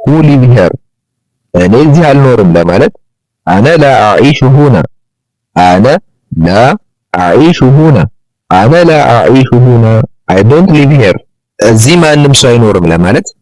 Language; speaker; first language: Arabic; non-native, learner; Amharic